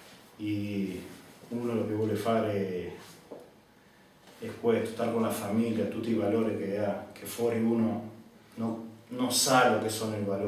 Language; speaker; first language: Italian; non-native, learner; Spanish